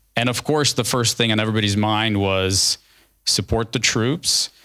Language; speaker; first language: English; early bilingual, other home language; Ukrainian